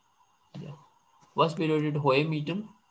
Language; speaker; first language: German; non-native, fluent; Urdu